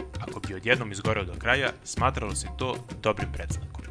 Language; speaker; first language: Serbian; native; Serbian